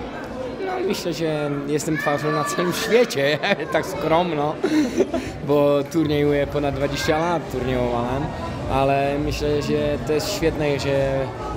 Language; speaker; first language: Polish; non-native, learner; Czech